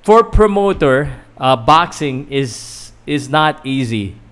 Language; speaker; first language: English; non-native, local second language; Filipino